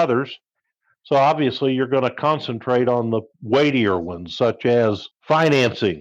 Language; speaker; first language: English; native; English